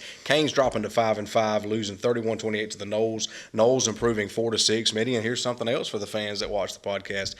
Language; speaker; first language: English; native; English